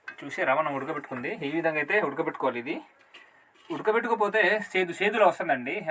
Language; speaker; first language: Telugu; non-native, local second language; Odia